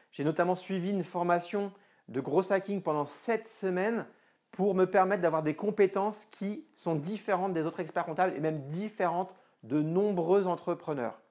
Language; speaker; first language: French; native; French